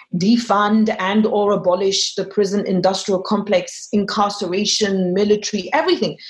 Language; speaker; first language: English; non-native, fluent; Arabic